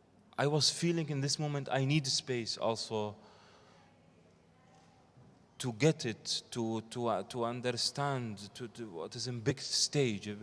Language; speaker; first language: English; non-native, learner; Arabic